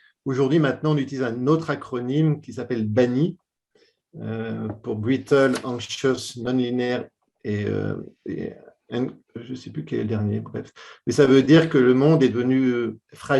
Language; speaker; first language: French; native; French